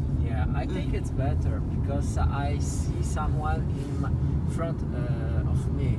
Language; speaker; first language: English; non-native, learner; Polish